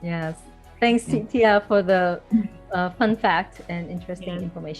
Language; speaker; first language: English; non-native, fluent; Vietnamese